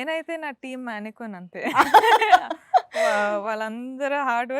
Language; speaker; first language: Telugu; non-native, local second language; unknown